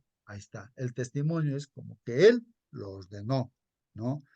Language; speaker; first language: Spanish; native; Spanish